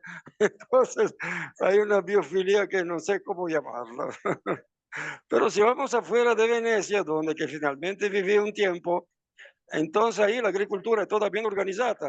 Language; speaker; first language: Spanish; non-native, fluent; Italian